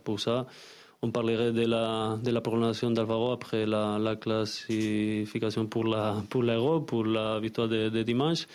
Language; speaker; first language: French; non-native, learner; Spanish